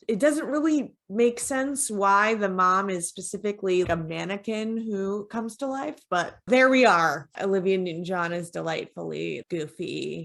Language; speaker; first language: English; native; English